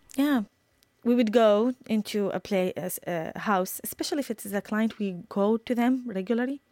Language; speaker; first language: English; non-native, fluent; Arabic